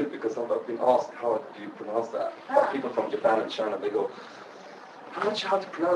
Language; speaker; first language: English; non-native, fluent; Swedish